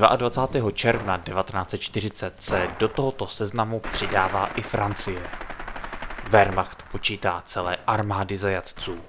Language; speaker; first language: Czech; native; Czech